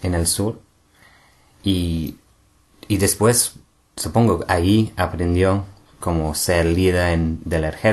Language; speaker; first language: Spanish; non-native, fluent; English